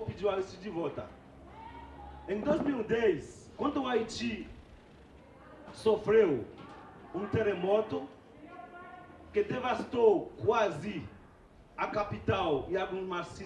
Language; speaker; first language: Portuguese; non-native, fluent; Haitian Creole